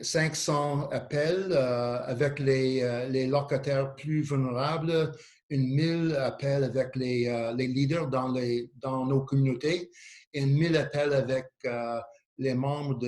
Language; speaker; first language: French; non-native, learner; English